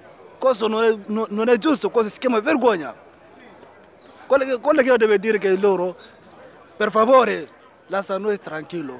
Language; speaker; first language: Italian; non-native, learner; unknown